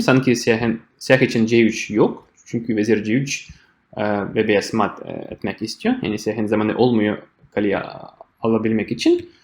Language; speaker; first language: Turkish; non-native, fluent; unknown